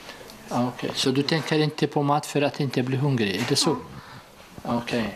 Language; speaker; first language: Swedish; non-native, fluent; Arabic